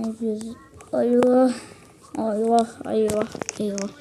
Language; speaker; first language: Turkish; native; Turkish